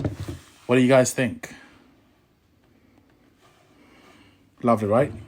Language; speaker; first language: English; native; English